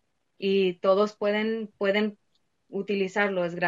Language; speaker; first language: Spanish; early bilingual, heritage; Spanish